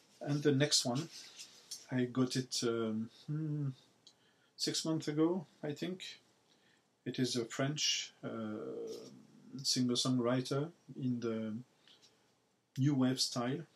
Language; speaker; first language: English; non-native, learner; French